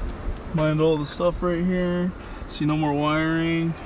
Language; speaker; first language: English; native; English